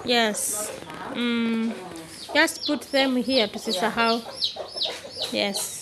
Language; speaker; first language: English; non-native, local second language; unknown